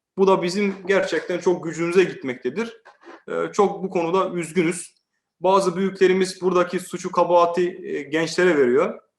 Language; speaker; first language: Turkish; native; Turkish